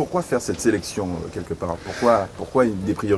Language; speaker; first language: French; native; French